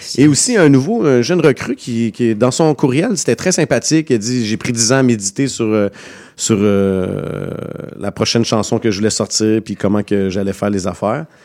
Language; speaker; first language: French; native; French